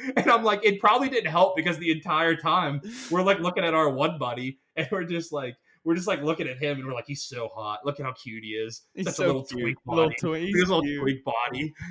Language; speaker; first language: English; native; English